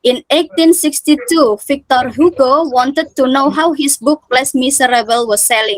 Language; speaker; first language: English; non-native, fluent; Indonesian